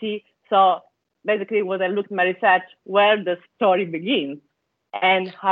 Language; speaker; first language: English; non-native, fluent; Italian